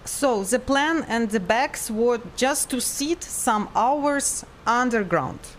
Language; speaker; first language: English; non-native, learner; Ukrainian